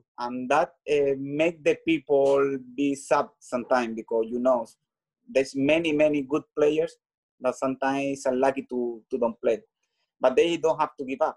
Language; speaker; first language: English; non-native, learner; Spanish